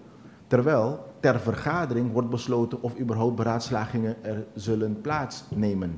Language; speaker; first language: Dutch; non-native, local second language; Papiamento